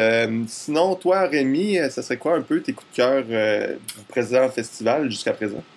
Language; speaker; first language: French; native; French